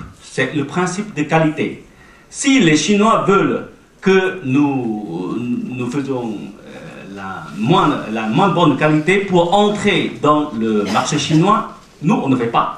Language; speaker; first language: French; non-native, fluent; Chinese